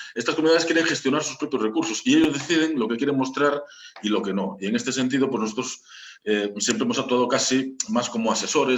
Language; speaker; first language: Spanish; native; Spanish